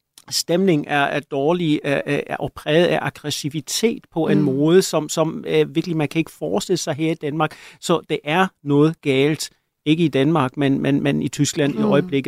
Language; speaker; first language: Danish; non-native, fluent; German